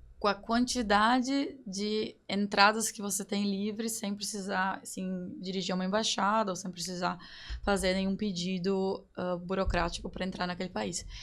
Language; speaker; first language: Portuguese; native; Portuguese